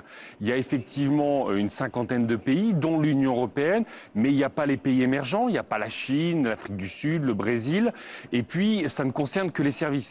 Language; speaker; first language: French; native; French